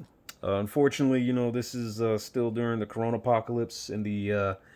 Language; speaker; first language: English; native; English